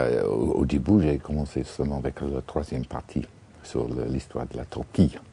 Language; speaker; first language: French; non-native, fluent; English